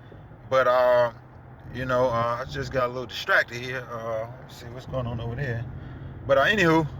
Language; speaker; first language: English; native; English